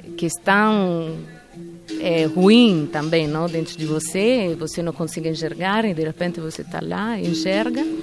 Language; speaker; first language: Portuguese; non-native, fluent; Italian